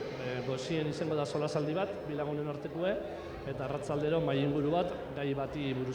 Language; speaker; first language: Basque; native; Basque